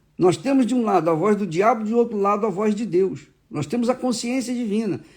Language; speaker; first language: Portuguese; native; Portuguese